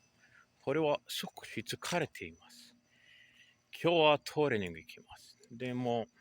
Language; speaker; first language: Japanese; non-native, learner; Portuguese